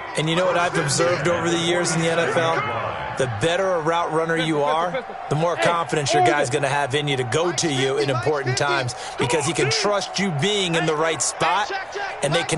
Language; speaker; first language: English; native; English